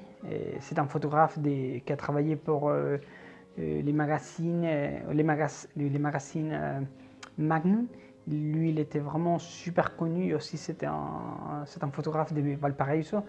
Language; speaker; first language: French; non-native, fluent; Spanish